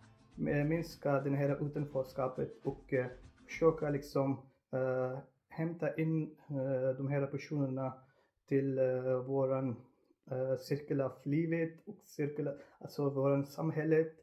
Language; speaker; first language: Swedish; non-native, fluent; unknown